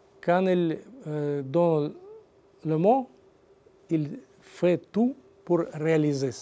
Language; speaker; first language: French; non-native, learner; Russian